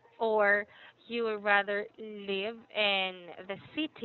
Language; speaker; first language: English; non-native, fluent; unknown